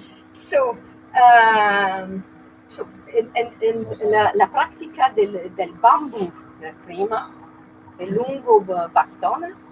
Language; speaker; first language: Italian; non-native, learner; French